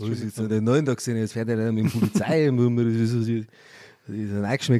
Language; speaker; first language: German; native; German